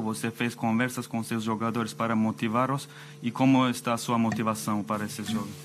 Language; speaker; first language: Portuguese; non-native, fluent; Turkish